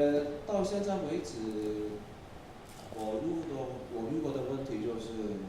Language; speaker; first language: Chinese; non-native, local second language; Cantonese